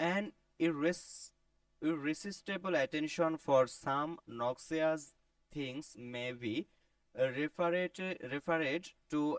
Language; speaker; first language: English; non-native, local second language; Bangla